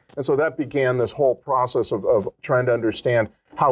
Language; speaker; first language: English; native; English